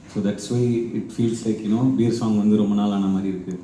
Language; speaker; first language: English; non-native, local second language; Tamil